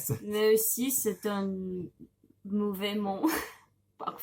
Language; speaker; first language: French; non-native, learner; Russian